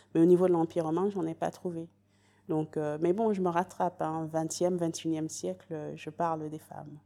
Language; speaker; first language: French; native; French